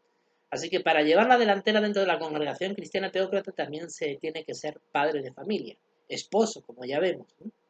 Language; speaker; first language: Spanish; native; Spanish